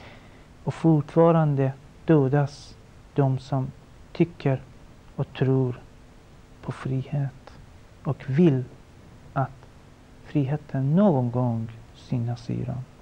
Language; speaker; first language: Swedish; non-native, fluent; Persian